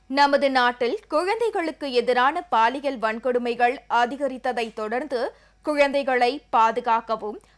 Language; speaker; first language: Tamil; native; Tamil